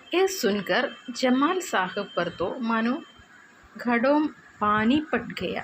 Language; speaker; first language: Hindi; non-native, local second language; Malayalam